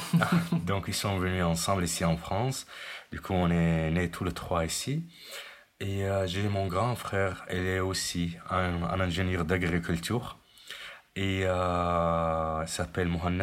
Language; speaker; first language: French; non-native, fluent; Arabic